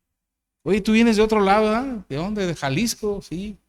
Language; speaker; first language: Spanish; native; Spanish